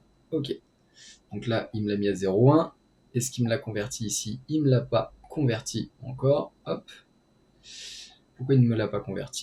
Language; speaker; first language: French; native; French